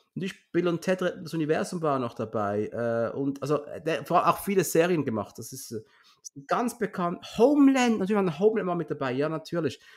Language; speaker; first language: German; native; German